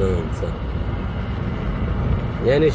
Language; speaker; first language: Arabic; non-native, learner; Urdu